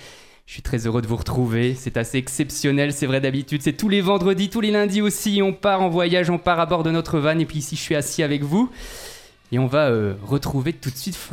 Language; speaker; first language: French; native; French